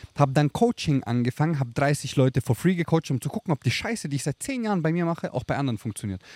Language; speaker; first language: German; early bilingual, other home language; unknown